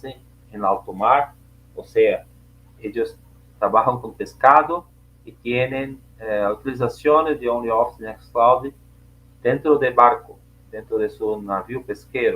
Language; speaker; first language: Spanish; non-native, learner; Portuguese